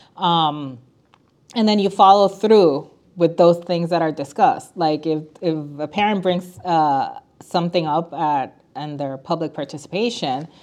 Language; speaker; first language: English; non-native, fluent; Spanish